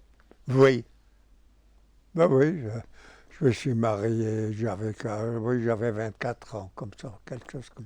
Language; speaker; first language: French; non-native, local second language; German